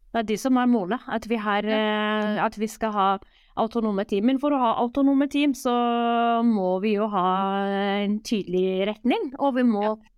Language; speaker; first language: Norwegian; non-native, fluent; Arabic